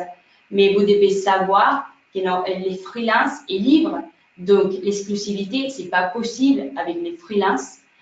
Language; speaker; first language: French; non-native, fluent; Spanish